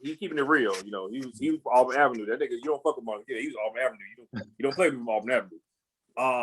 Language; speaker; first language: English; native; English